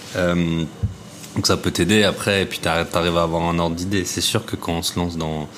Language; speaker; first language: French; native; French